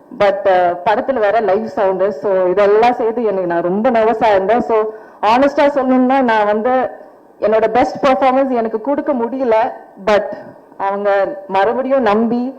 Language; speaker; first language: Tamil; non-native, fluent; Malayalam